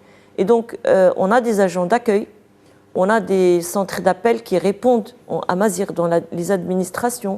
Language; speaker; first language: French; non-native, local second language; Arabic